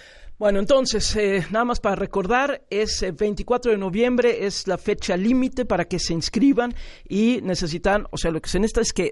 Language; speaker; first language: Spanish; native; Spanish